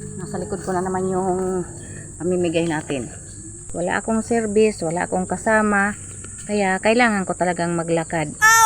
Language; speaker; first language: Filipino; non-native, local second language; Bikol